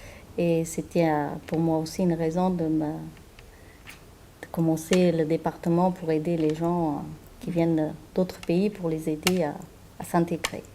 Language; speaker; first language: French; non-native, fluent; Portuguese